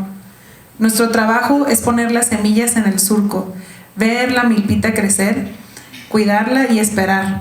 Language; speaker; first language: Spanish; native; Spanish